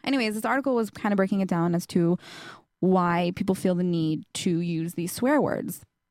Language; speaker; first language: English; early bilingual, other home language; Persian